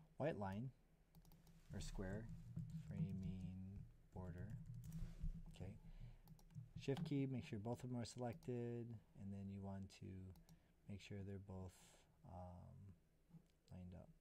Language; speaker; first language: English; native; English